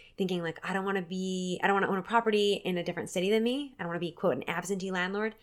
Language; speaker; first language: English; native; English